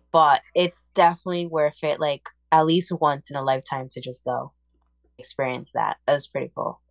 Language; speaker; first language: English; early bilingual, other home language; Spanish